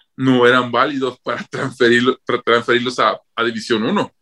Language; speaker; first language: Spanish; native; Spanish